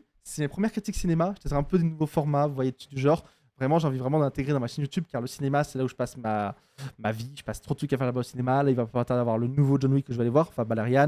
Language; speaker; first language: French; native; French